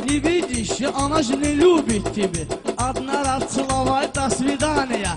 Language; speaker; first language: Russian; non-native, learner; Azerbaijani